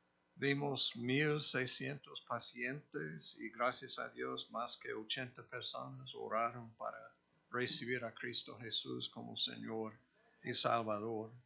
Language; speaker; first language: Spanish; non-native, fluent; English